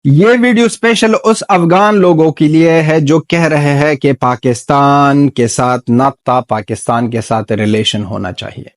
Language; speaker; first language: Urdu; non-native, fluent; Pashto